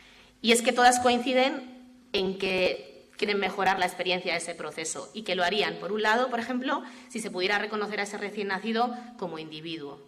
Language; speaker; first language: Spanish; native; Spanish